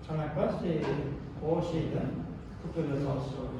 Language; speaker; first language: Turkish; non-native, learner; Kazakh